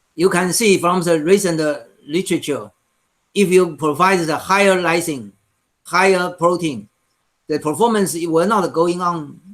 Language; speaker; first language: English; non-native, learner; Chinese